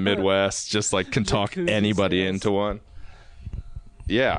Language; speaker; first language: English; native; English